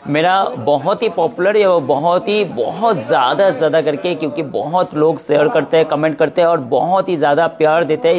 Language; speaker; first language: Hindi; non-native, local second language; Bangla